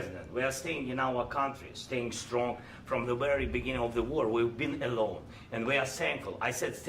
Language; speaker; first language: English; non-native, fluent; Russian